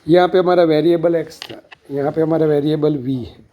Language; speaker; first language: Hindi; non-native, local second language; Gujarati